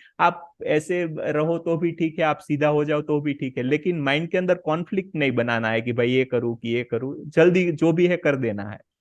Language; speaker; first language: Hindi; native; Hindi